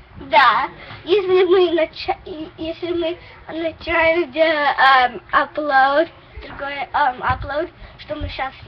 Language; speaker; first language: Russian; early bilingual, heritage; English